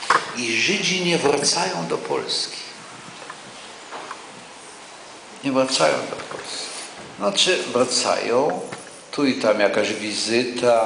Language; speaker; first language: Polish; non-native, local second language; Yiddish